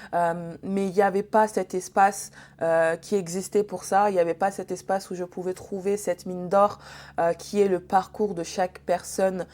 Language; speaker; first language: French; native; French